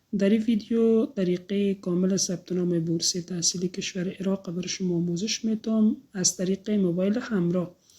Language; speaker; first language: Persian; native; Persian